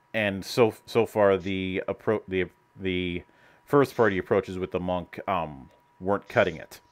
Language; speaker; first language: English; native; English